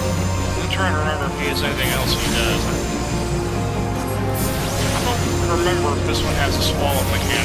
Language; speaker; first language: English; native; English